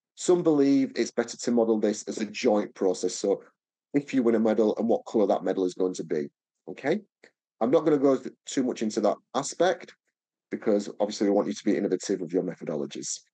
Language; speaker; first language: English; native; English